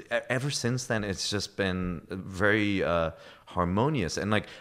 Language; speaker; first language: English; non-native, fluent; German